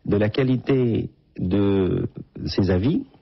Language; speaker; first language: French; non-native, local second language; Arabic